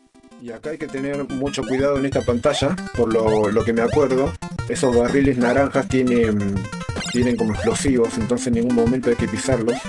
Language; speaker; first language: Spanish; native; Spanish